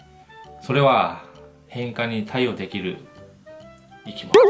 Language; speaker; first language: Japanese; non-native, fluent; Korean